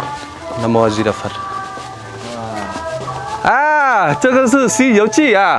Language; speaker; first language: Chinese; non-native, learner; Vietnamese